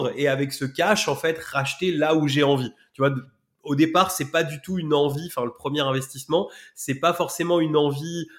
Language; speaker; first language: French; native; French